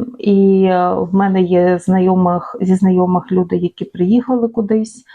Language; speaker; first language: Ukrainian; native; Ukrainian